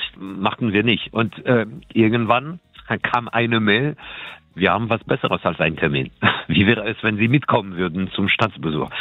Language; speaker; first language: German; non-native, fluent; French